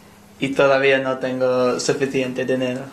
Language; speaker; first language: Spanish; non-native, learner; English